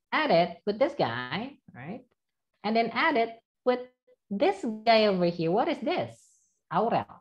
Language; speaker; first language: English; non-native, fluent; Indonesian